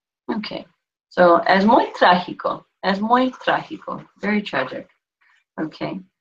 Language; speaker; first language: Spanish; non-native, learner; English